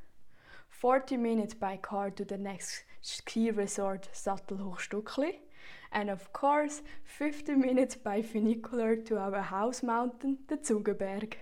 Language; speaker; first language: English; non-native, fluent; Swiss German